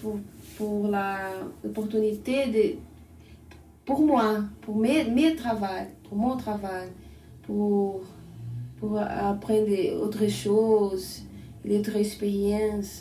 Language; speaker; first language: French; non-native, learner; Portuguese